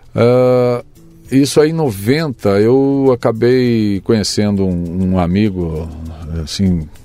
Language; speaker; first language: Portuguese; native; Portuguese